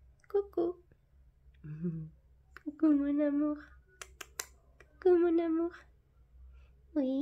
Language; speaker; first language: French; non-native, fluent; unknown